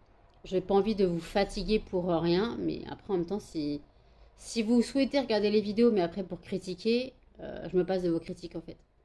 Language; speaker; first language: French; native; French